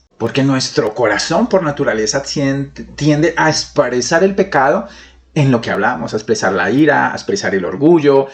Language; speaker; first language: Spanish; native; Spanish